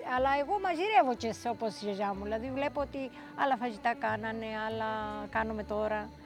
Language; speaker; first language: Greek; native; Greek